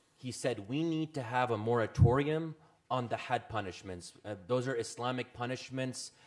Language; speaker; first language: English; native; English